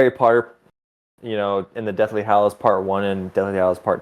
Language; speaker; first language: English; native; English